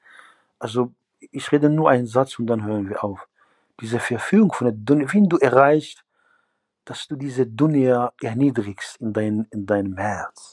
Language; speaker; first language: German; non-native, fluent; Arabic